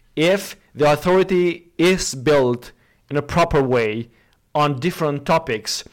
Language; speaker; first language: English; non-native, fluent; Albanian